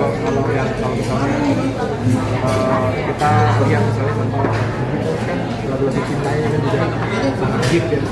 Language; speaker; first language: Indonesian; native; Indonesian